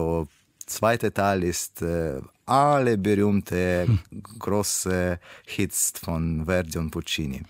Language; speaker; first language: German; non-native, learner; Russian